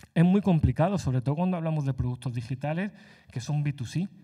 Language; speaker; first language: Spanish; native; Spanish